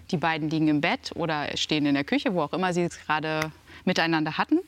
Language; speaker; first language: German; native; German